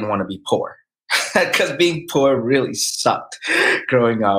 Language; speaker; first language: English; native; English